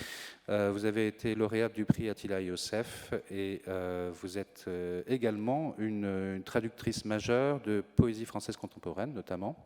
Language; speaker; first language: French; native; French